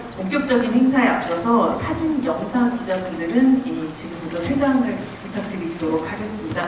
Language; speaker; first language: Korean; native; Korean